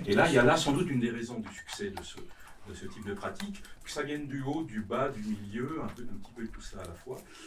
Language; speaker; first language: French; native; French